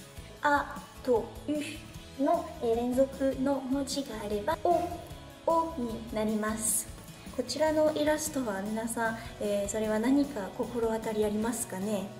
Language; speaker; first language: Japanese; non-native, fluent; French